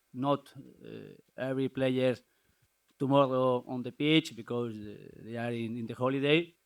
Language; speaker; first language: English; non-native, learner; Spanish